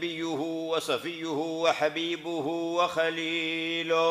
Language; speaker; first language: Arabic; native; Arabic